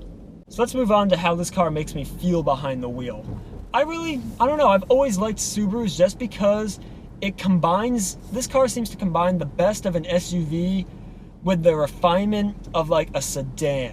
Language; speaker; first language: English; native; English